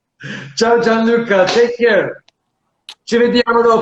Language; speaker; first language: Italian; non-native, learner; Turkish